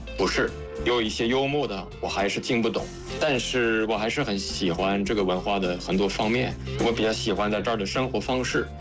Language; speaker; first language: Chinese; non-native, fluent; French